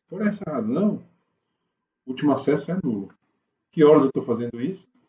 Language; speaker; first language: Portuguese; native; Portuguese